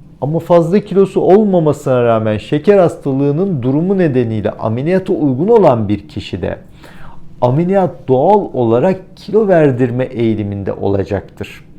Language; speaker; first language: Turkish; native; Turkish